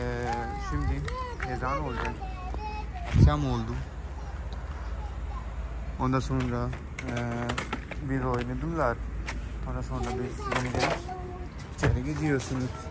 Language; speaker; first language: Turkish; non-native, learner; Urdu